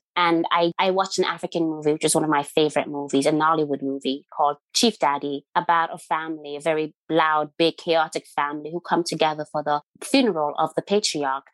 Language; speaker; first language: English; non-native, local second language; Yoruba